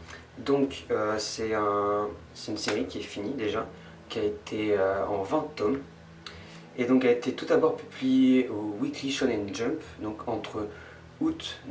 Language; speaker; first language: French; native; French